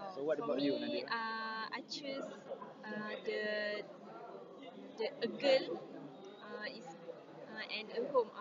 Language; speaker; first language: English; non-native, learner; Malay